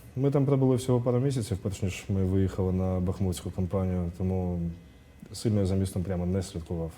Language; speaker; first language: Ukrainian; non-native, local second language; Russian